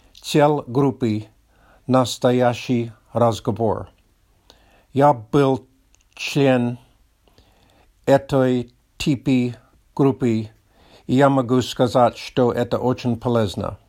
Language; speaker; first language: Russian; non-native, learner; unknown